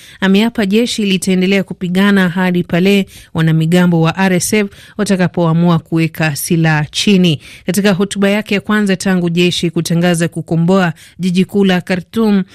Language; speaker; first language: Swahili; native; Swahili